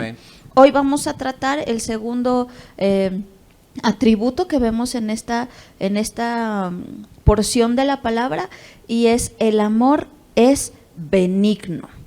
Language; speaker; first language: Spanish; native; Spanish